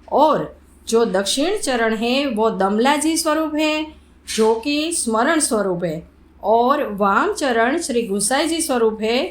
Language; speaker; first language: Hindi; non-native, local second language; Gujarati